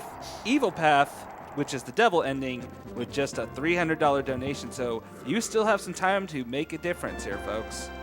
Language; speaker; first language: English; native; English